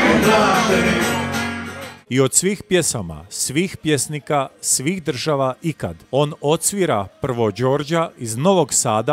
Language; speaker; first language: Croatian; native; Croatian